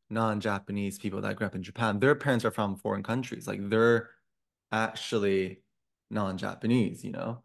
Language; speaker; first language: English; non-native, fluent; Japanese